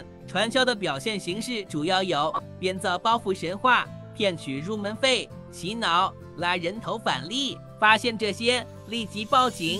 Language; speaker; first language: Chinese; native; Chinese